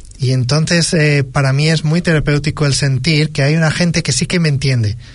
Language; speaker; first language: Spanish; native; Spanish